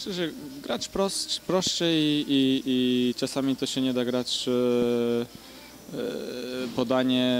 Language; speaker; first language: Polish; early bilingual, heritage; Polish